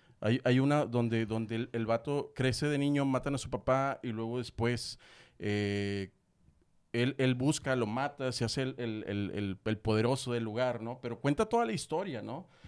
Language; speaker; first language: Spanish; native; Spanish